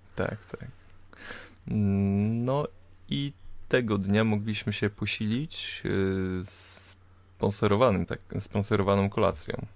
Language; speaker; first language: Polish; native; Polish